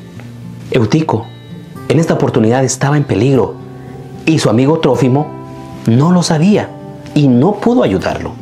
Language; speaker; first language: Spanish; native; Spanish